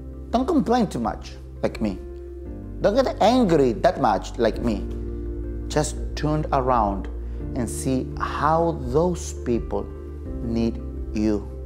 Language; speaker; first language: English; non-native, fluent; Spanish